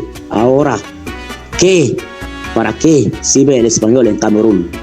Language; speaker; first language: Spanish; non-native, fluent; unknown